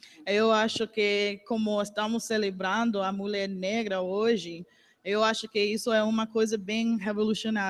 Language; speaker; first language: Portuguese; non-native, learner; English